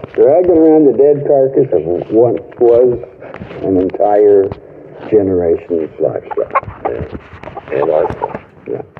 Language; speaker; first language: English; native; English